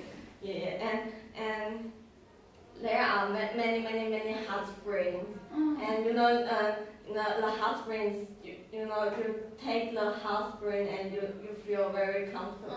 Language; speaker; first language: English; non-native, learner; Chinese